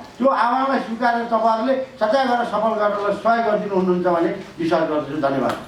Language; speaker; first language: Nepali; native; Nepali